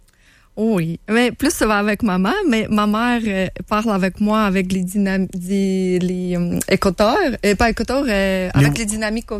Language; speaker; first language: French; non-native, learner; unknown